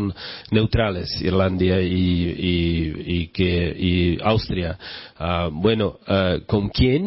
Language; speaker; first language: Spanish; non-native, learner; Czech